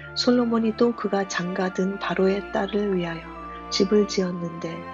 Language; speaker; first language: Korean; native; Korean